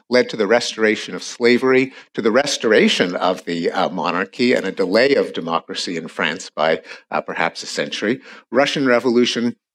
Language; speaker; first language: English; native; English